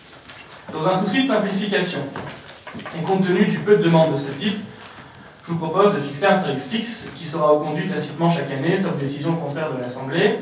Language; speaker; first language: French; native; French